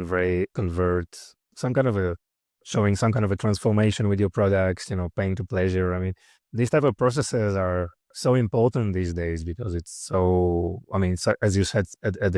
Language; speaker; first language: English; non-native, fluent; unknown